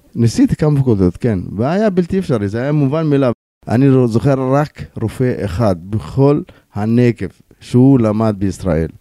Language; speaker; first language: Hebrew; non-native, local second language; Arabic